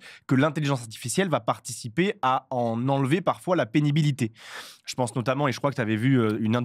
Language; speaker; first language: French; native; French